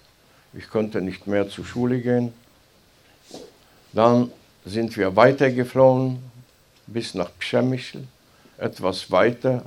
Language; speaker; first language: German; non-native, fluent; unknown